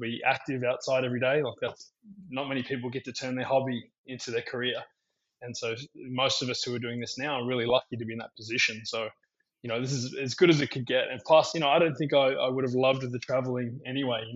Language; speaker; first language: English; native; English